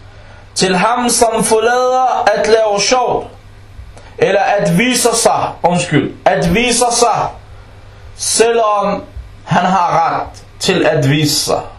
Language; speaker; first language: Danish; non-native, fluent; Arabic